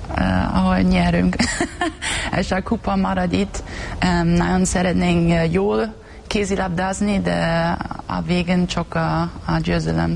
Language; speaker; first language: Hungarian; non-native, learner; German